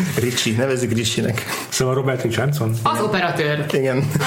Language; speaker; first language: Hungarian; native; Hungarian